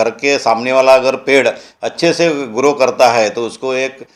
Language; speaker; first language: Hindi; non-native, local second language; Marathi